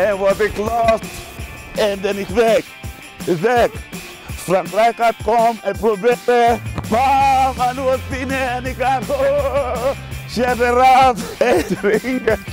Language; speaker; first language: Dutch; non-native, fluent; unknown